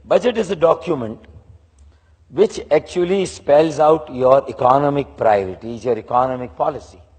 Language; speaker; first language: English; non-native, local second language; Urdu